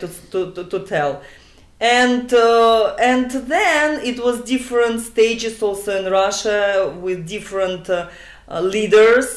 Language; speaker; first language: English; non-native, learner; Russian